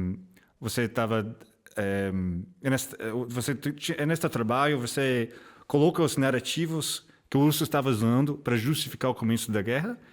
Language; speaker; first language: Portuguese; non-native, fluent; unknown